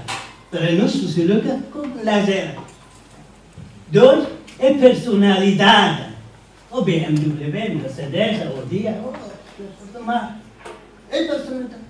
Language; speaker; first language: Portuguese; non-native, learner; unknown